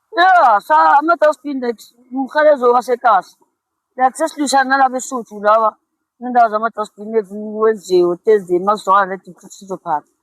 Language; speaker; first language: Zulu; native; Zulu